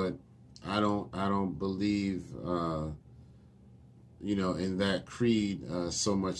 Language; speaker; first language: English; native; English